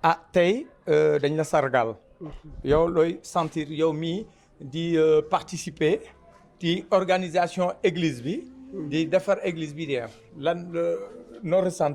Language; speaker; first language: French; non-native, local second language; Wolof